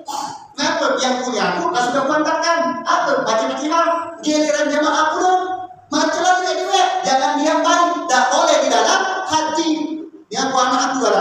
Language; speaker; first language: Malay; native; Malay